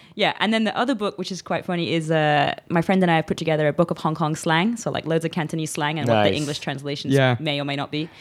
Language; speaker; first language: English; early bilingual, other home language; Arabic